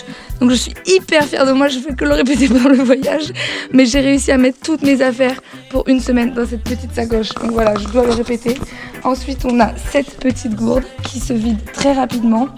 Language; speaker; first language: French; native; French